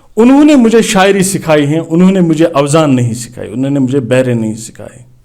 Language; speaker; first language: Urdu; non-native, local second language; Kashmiri